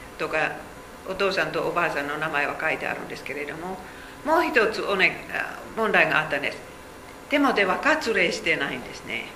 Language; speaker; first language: Japanese; non-native, fluent; Finnish